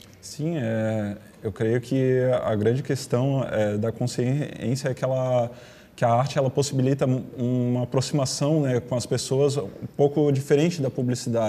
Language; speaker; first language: Portuguese; native; Portuguese